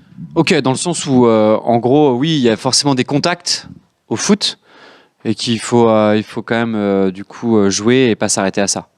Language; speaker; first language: French; native; French